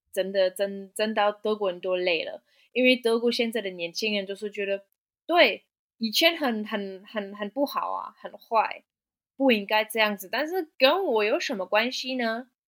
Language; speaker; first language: Chinese; non-native, fluent; German